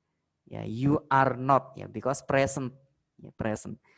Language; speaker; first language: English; non-native, fluent; Indonesian